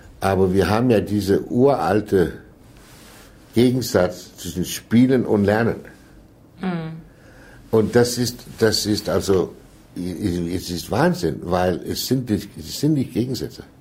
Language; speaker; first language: German; non-native, fluent; Danish